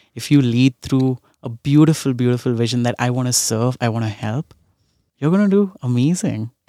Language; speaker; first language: English; non-native, local second language; Hindi